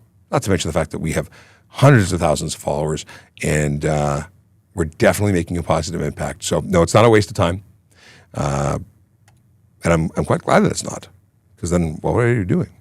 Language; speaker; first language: English; native; English